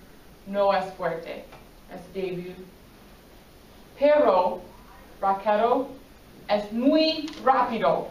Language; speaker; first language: Spanish; non-native, fluent; English